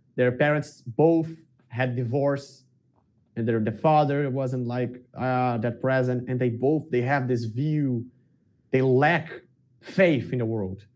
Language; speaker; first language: English; non-native, fluent; Portuguese